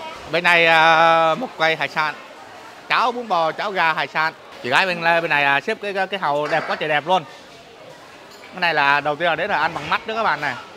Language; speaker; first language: Vietnamese; native; Vietnamese